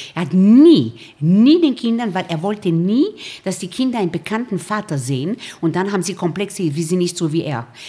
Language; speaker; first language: German; early bilingual, other home language; Romanian